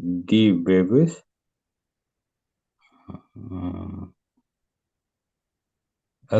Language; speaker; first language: German; non-native, learner; Azerbaijani